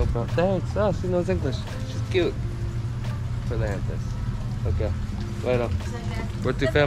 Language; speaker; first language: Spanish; non-native, learner; English